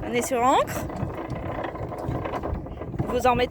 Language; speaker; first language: French; native; French